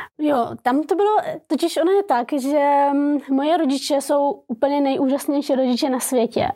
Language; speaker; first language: Czech; early bilingual, other home language; Persian